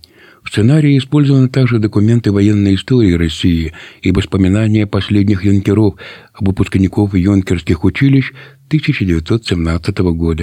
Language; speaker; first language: Russian; native; Russian